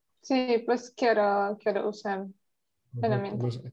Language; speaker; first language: Spanish; non-native, learner; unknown